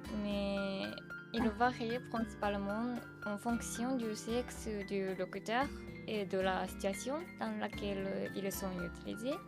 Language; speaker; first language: French; non-native, learner; Japanese